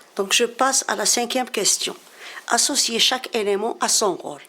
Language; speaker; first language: French; non-native, local second language; Arabic